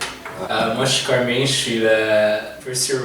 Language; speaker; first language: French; early bilingual, other home language; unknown